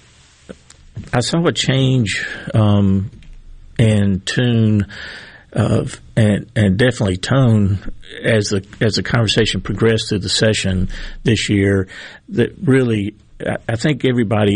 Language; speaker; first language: English; native; English